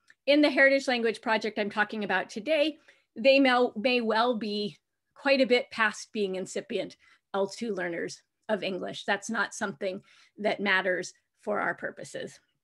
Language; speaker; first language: English; native; English